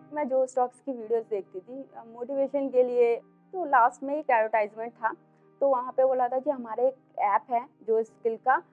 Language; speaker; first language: Hindi; native; Hindi